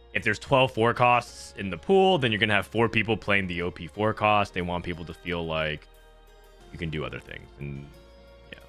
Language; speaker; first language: English; native; English